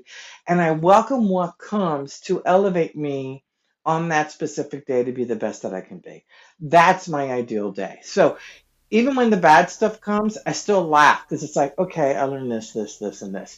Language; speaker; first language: English; native; English